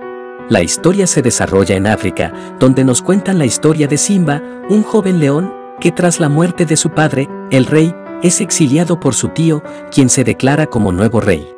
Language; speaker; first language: Spanish; native; Spanish